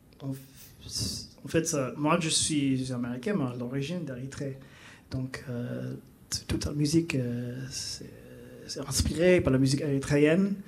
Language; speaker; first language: French; non-native, learner; English